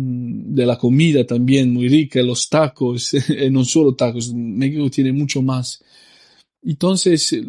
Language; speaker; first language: Spanish; non-native, fluent; Italian